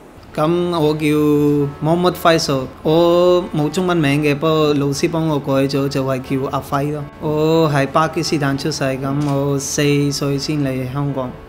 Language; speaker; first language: Cantonese; early bilingual, other home language; Urdu